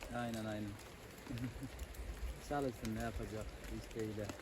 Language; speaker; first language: Turkish; non-native, learner; Persian